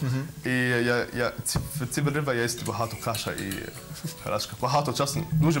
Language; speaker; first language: Ukrainian; non-native, learner; Arabic